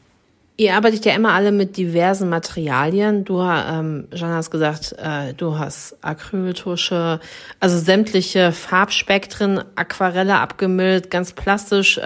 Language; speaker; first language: German; native; German